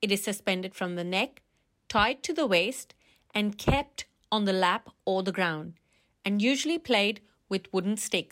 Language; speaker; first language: English; non-native, local second language; Bangla